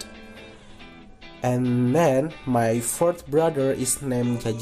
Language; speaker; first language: English; non-native, fluent; Indonesian